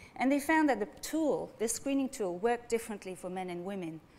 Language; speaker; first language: English; non-native, fluent; French